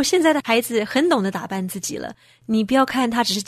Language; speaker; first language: Chinese; native; Chinese